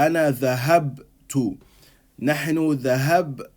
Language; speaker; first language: Arabic; non-native, fluent; English